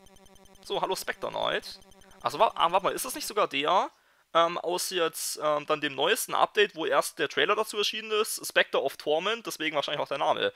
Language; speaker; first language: German; native; German